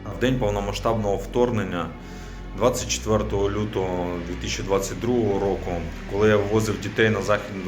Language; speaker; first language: Ukrainian; non-native, local second language; Russian